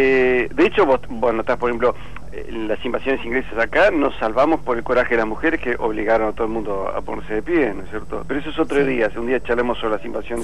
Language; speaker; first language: Spanish; native; Spanish